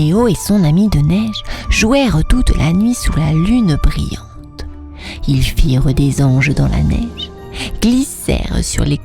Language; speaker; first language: French; native; French